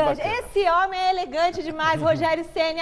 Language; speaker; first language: Portuguese; native; Portuguese